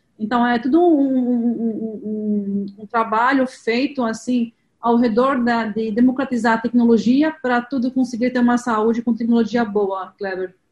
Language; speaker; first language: Portuguese; non-native, fluent; Arabic